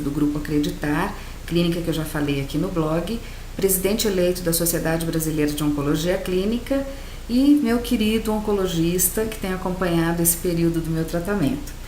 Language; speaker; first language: Portuguese; native; Portuguese